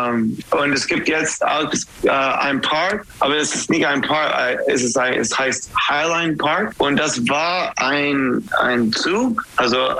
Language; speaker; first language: German; non-native, learner; English